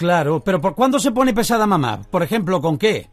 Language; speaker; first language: Spanish; native; Spanish